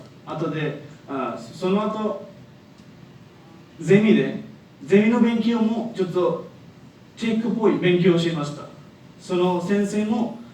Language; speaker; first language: Japanese; non-native, learner; Bangla